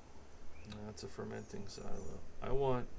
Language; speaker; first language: English; native; English